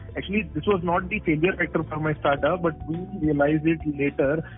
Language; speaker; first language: English; non-native, local second language; Punjabi